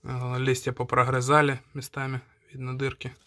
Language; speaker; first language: Russian; native; Russian